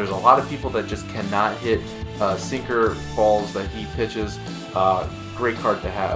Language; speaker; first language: English; native; English